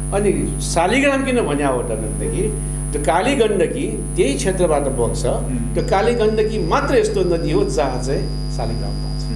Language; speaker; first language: Nepali; non-native, local second language; Limburgish